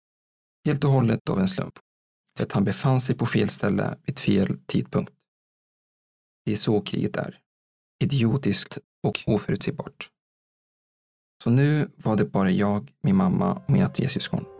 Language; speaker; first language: Swedish; non-native, fluent; Arabic